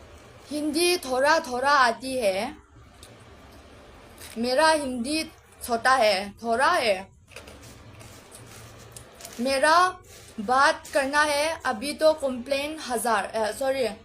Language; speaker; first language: Hindi; non-native, learner; Mizo